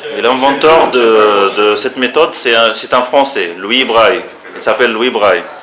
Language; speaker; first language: French; non-native, fluent; Arabic